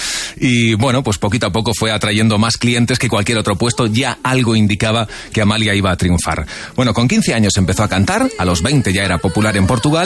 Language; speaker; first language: Spanish; native; Spanish